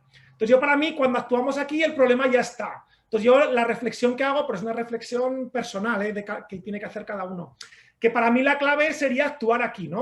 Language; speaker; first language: Spanish; native; Spanish